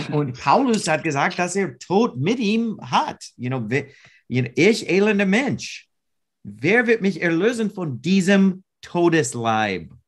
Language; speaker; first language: German; non-native, fluent; English